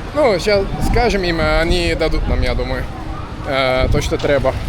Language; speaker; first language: Ukrainian; native; Ukrainian